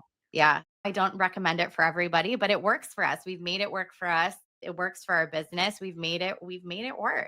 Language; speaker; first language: English; native; English